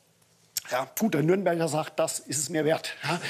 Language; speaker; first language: German; native; German